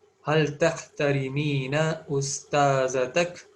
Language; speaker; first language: Arabic; non-native, fluent; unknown